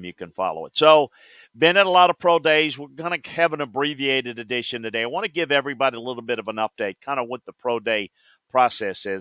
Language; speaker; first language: English; native; English